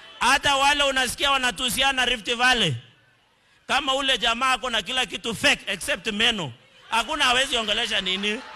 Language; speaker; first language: Swahili; non-native, local second language; Kalenjin